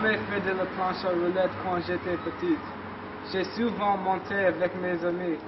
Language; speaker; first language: French; non-native, learner; English